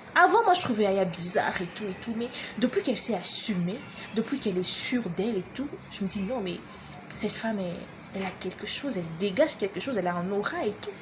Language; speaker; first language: French; non-native, local second language; Lingala